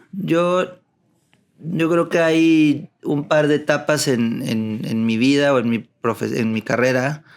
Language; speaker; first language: Spanish; early bilingual, heritage; Spanish